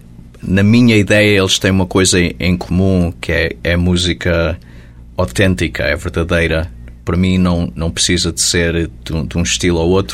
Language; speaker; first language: Portuguese; early bilingual, heritage; Portuguese